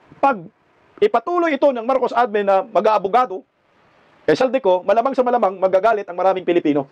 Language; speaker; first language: Filipino; non-native, local second language; Cebuano